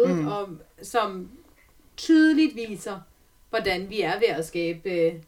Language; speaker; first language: Danish; native; Danish